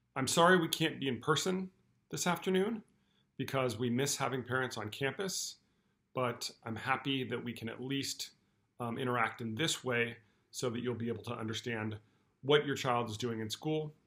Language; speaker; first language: English; native; English